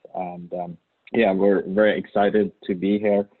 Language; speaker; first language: English; non-native, fluent; Swedish